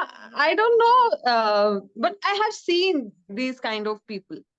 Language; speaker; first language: English; non-native, learner; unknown